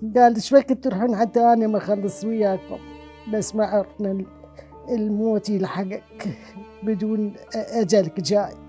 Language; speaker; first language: Arabic; non-native, local second language; Southern Kurdish